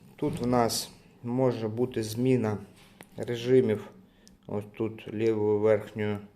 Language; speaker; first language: Ukrainian; non-native, local second language; Russian